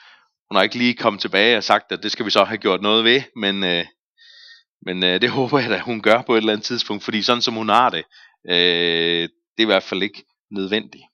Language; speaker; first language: Danish; native; Danish